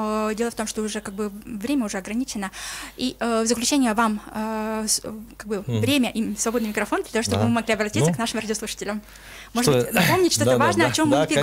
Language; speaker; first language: Russian; non-native, local second language; Kyrgyz